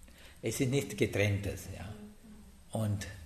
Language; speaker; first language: German; non-native, learner; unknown